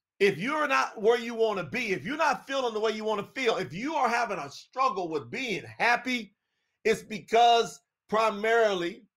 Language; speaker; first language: English; native; English